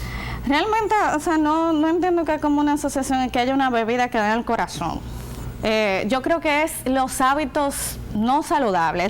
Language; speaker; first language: Spanish; native; Spanish